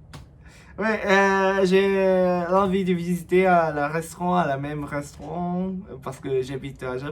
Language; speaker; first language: French; non-native, learner; Japanese